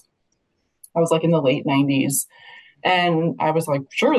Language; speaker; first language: English; native; English